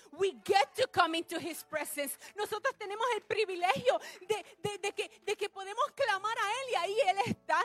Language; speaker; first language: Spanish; early bilingual, heritage; Spanish